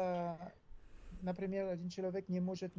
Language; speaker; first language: Russian; non-native, learner; French